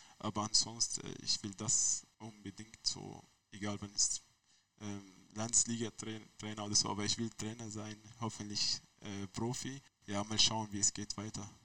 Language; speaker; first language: German; non-native, learner; Arabic